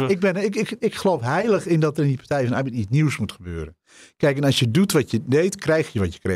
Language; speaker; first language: Dutch; native; Dutch